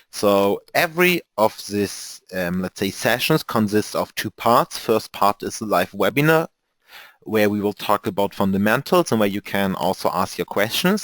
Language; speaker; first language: English; non-native, fluent; German